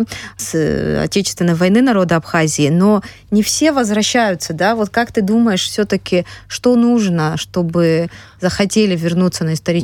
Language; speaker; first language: Russian; native; Russian